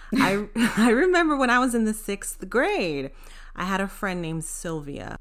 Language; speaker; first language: English; native; English